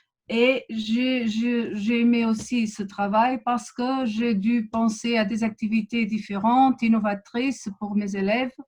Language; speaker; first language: French; non-native, fluent; Portuguese